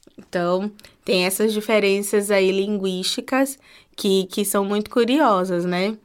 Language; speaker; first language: Portuguese; native; Portuguese